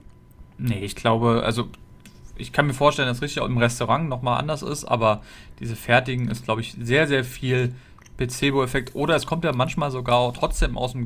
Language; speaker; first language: German; native; German